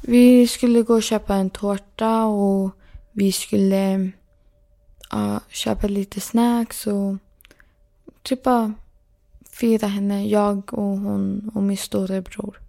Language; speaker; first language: Swedish; early bilingual, other home language; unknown